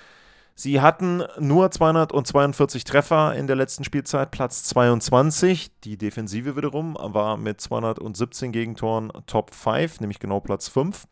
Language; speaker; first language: German; native; German